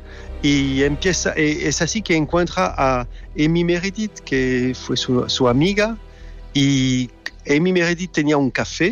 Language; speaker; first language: Spanish; non-native, learner; French